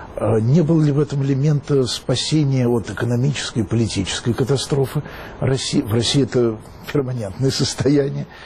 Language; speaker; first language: Russian; native; Russian